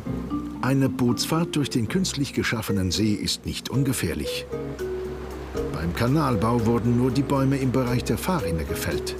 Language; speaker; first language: German; native; German